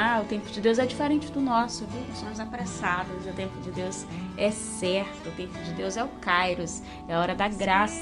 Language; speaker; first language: Portuguese; native; Portuguese